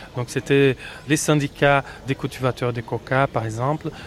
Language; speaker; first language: French; non-native, fluent; Portuguese